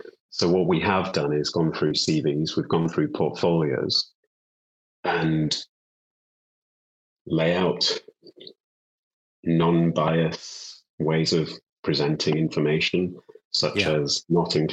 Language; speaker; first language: English; native; English